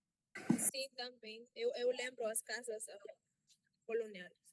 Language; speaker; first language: Portuguese; non-native, learner; Spanish